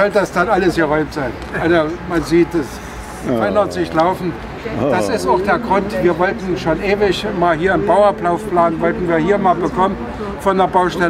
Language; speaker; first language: German; native; German